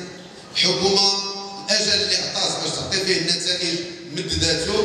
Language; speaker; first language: Arabic; native; Arabic